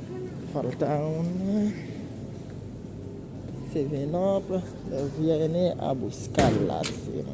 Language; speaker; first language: Spanish; non-native, learner; Haitian Creole